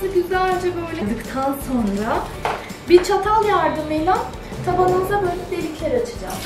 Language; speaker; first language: Turkish; early bilingual, heritage; Turkish